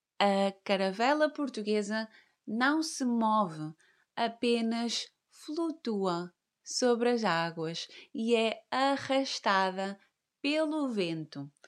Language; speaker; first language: Portuguese; native; Portuguese